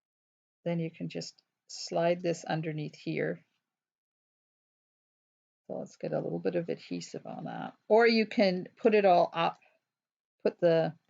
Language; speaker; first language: English; native; English